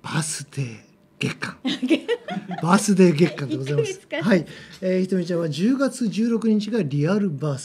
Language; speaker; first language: Japanese; native; Japanese